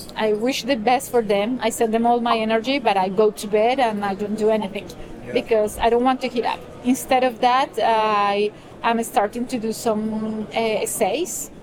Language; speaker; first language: English; non-native, fluent; Spanish